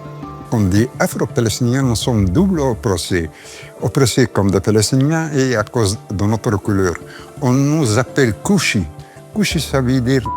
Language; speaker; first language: French; non-native, fluent; Arabic